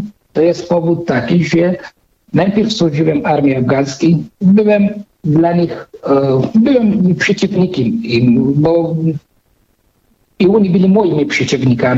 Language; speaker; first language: Polish; non-native, fluent; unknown